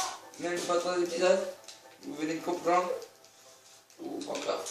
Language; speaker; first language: French; native; French